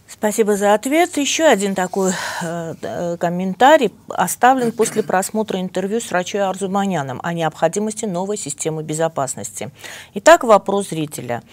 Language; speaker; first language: Russian; non-native, local second language; Armenian